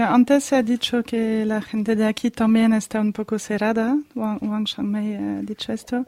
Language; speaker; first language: Spanish; non-native, fluent; French